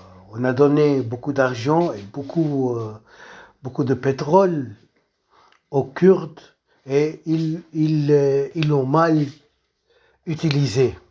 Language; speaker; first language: French; non-native, local second language; Arabic